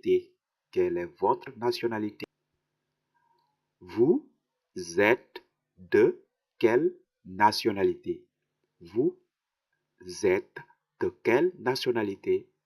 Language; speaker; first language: French; non-native, fluent; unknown